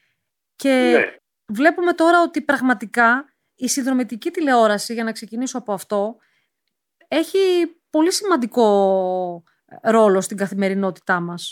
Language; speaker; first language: Greek; native; Greek